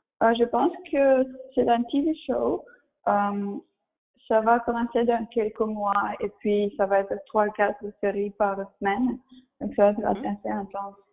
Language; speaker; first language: French; non-native, fluent; Russian